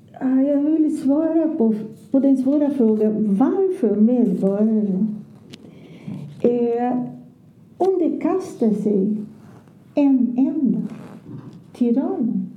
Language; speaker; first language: Swedish; non-native, fluent; Portuguese